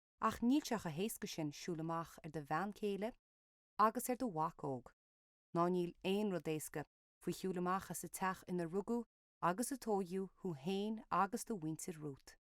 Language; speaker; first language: Irish; native; Irish